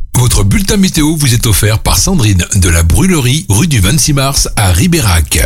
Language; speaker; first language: French; native; French